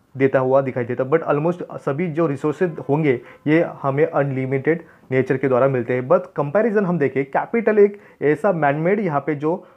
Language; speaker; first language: Hindi; non-native, local second language; Marathi